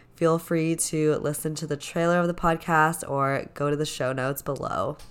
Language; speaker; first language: English; native; English